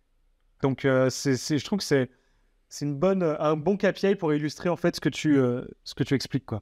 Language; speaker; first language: French; native; French